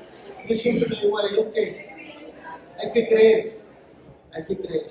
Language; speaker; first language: Spanish; native; Spanish